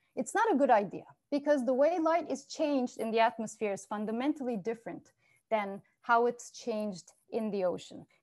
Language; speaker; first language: English; non-native, fluent; Turkish